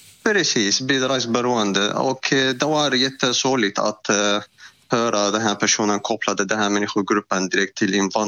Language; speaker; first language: Swedish; non-native, fluent; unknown